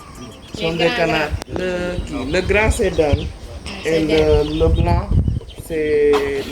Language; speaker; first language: French; non-native, learner; English